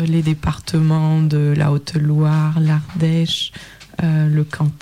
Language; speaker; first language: French; native; French